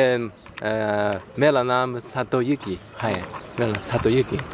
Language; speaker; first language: English; non-native, learner; Japanese